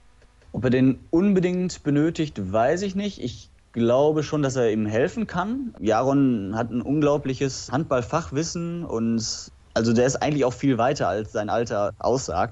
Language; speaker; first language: German; native; German